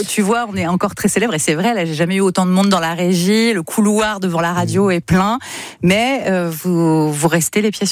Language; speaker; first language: French; native; French